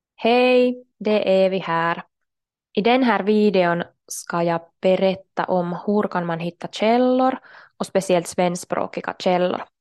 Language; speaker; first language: Swedish; non-native, local second language; Finnish